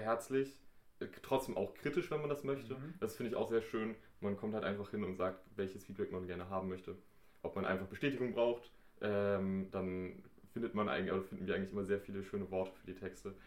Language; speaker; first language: German; native; German